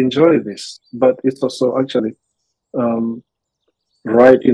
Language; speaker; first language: English; non-native, local second language; Nyanja